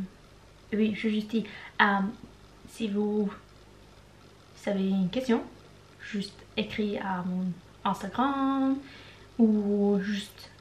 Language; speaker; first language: French; non-native, learner; Norwegian